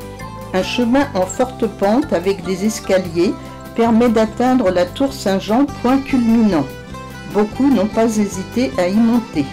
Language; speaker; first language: French; native; French